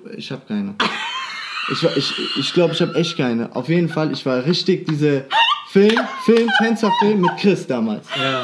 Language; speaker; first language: German; native; German